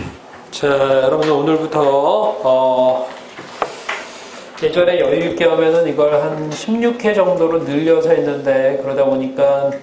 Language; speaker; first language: Korean; native; Korean